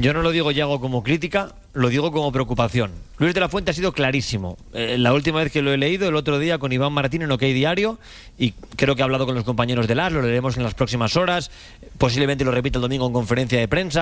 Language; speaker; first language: Spanish; native; Spanish